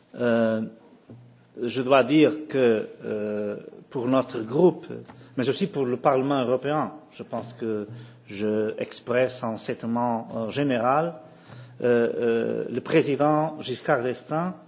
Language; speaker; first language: French; non-native, fluent; Portuguese